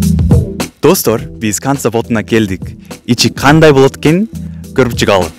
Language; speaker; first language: Kyrgyz; non-native, fluent; English